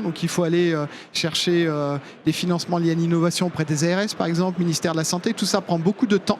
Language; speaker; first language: French; native; French